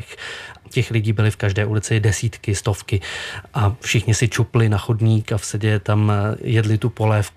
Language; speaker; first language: Czech; native; Czech